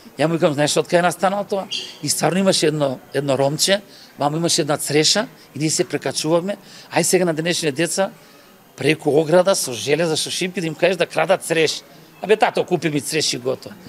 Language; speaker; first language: Macedonian; early bilingual, other home language; Croatian